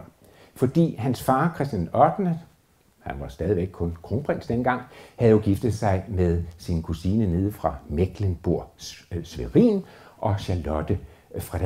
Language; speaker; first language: Danish; native; Danish